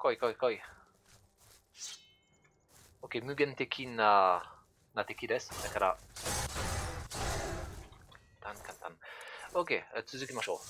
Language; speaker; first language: Japanese; non-native, learner; French